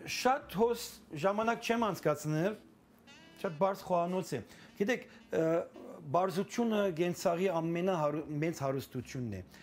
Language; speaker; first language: Armenian; early bilingual, heritage; Armenian